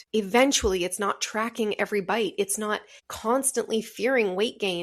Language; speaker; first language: English; native; English